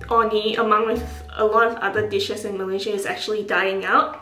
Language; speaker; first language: English; non-native, local second language; Min Nan Chinese